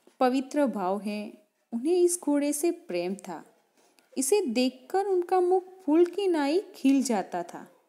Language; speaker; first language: Hindi; non-native, local second language; Gujarati